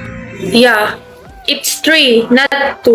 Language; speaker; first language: English; non-native, local second language; Filipino